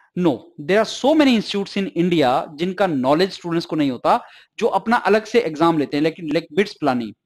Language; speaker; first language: English; non-native, local second language; Hindi